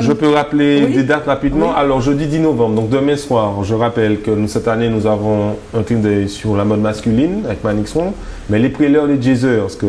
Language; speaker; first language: French; native; French